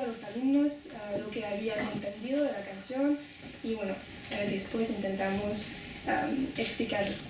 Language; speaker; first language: Spanish; non-native, fluent; French